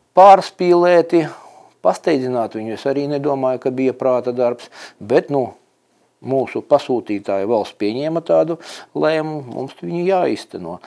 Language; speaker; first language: Latvian; non-native, local second language; Russian